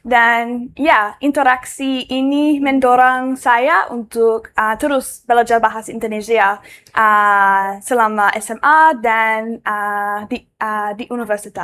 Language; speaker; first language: Indonesian; non-native, learner; English